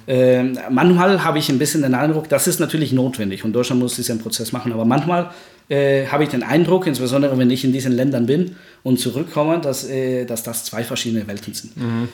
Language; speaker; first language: German; non-native, fluent; Spanish